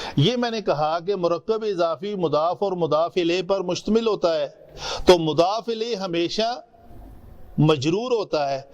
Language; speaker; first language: Urdu; non-native, local second language; Punjabi